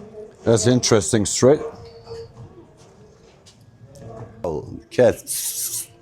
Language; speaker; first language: English; non-native, fluent; Turkish